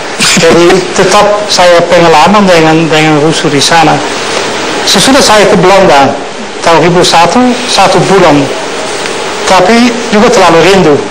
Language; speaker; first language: Indonesian; non-native, fluent; Dutch